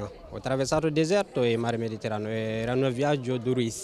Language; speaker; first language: Italian; non-native, learner; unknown